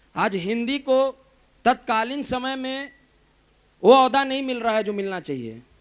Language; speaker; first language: Hindi; native; Hindi